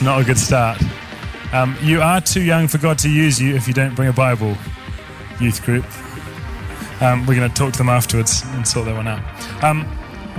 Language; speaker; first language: English; native; English